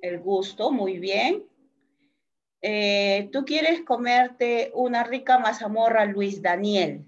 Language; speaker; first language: Spanish; native; Spanish